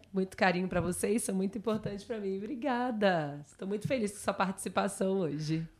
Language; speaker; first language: Portuguese; native; Portuguese